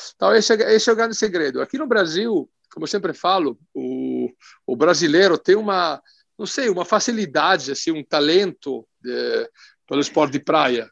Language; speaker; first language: Portuguese; non-native, fluent; Italian